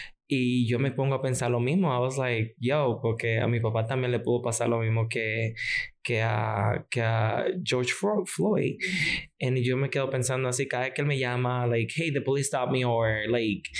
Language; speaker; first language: Spanish; native; Spanish